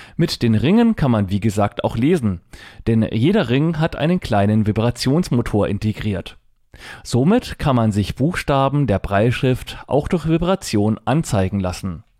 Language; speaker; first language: German; native; German